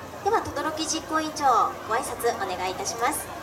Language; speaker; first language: Japanese; native; Japanese